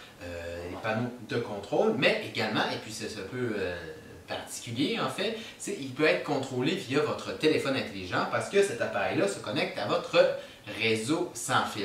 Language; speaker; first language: French; native; French